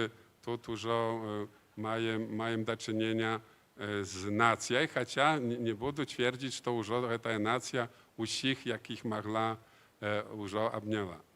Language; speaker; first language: Polish; non-native, learner; Belarusian